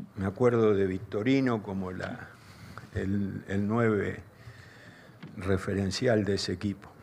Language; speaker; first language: Spanish; native; Spanish